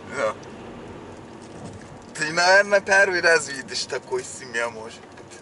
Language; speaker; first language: Russian; non-native, learner; Turkish